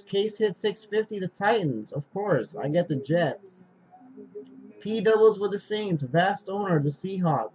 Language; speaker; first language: English; native; English